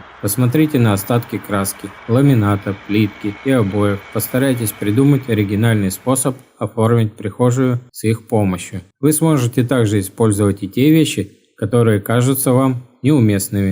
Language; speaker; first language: Russian; native; Russian